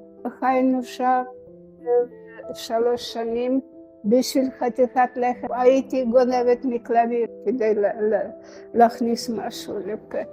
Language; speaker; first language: Hebrew; non-native, fluent; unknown